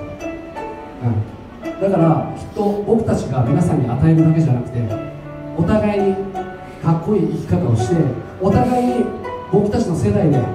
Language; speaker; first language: Japanese; native; Japanese